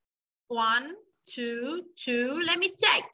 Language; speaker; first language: English; non-native, fluent; Vietnamese